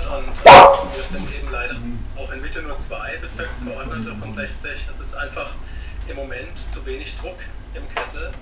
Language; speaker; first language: German; native; German